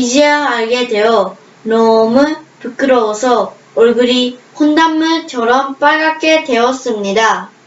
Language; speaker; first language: Korean; early bilingual, heritage; Korean